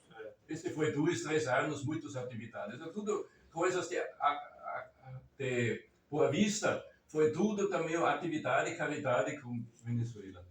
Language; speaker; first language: Portuguese; non-native, learner; German